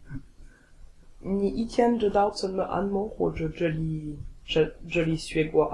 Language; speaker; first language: Chinese; non-native, learner; French